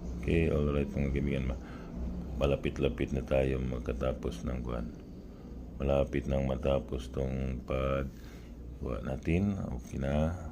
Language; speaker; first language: Filipino; non-native, local second language; Cebuano